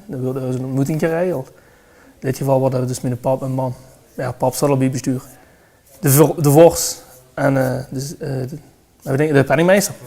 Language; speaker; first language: Dutch; native; Dutch